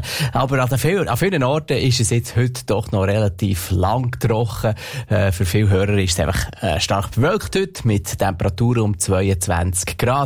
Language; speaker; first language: German; native; German